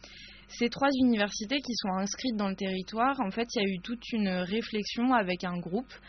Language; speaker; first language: French; native; French